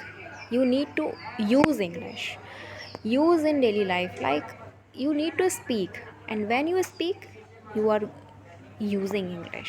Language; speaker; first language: English; non-native, local second language; Hindi